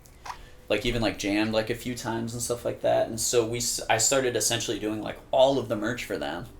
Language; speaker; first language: English; native; English